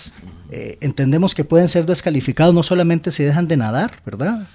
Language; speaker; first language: Spanish; native; Spanish